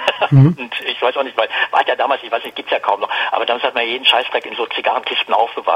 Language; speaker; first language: German; native; German